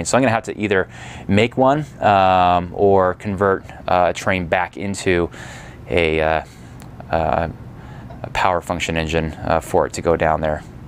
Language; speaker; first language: English; native; English